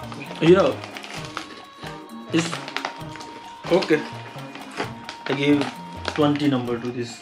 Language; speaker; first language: English; non-native, learner; Urdu